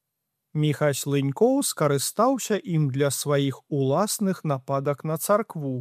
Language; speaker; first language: Belarusian; native; Belarusian